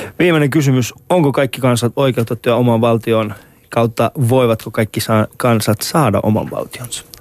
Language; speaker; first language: Finnish; early bilingual, other home language; Persian